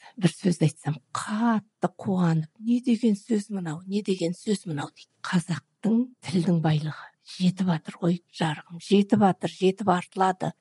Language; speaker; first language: Kazakh; native; Kazakh